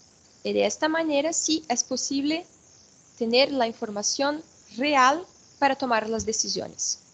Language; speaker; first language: Spanish; non-native, fluent; Portuguese